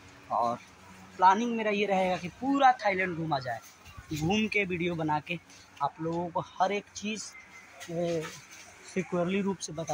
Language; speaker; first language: Hindi; non-native, local second language; Bhojpuri